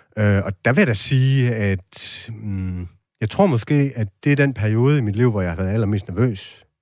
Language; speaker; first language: Danish; native; Danish